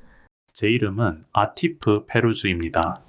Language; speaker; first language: Korean; non-native, learner; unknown